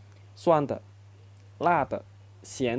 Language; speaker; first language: Chinese; non-native, fluent; Indonesian